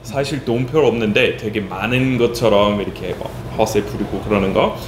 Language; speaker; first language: Korean; non-native, fluent; English